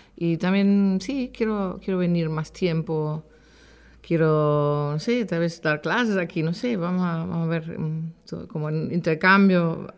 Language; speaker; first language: Spanish; non-native, fluent; German